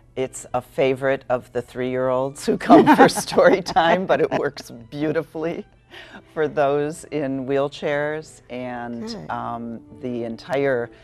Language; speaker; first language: English; native; English